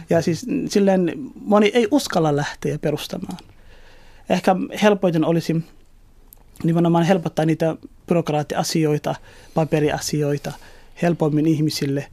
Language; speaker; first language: Finnish; early bilingual, other home language; Somali